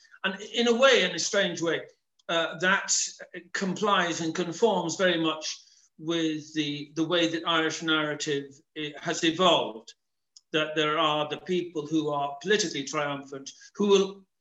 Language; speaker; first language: English; native; English